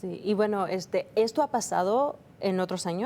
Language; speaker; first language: Spanish; native; Spanish